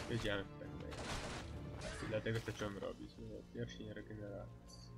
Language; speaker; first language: Polish; native; Polish